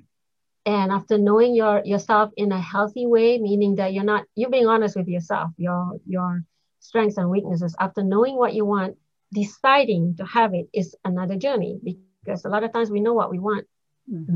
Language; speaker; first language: English; non-native, local second language; Malay